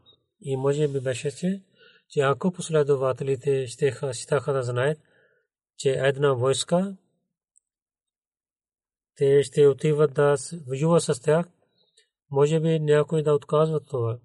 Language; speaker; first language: Bulgarian; non-native, learner; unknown